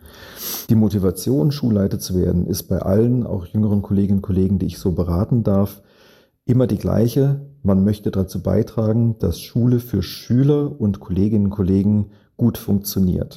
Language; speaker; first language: German; native; German